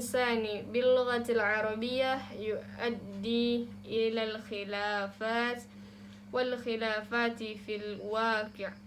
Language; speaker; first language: Arabic; non-native, learner; Indonesian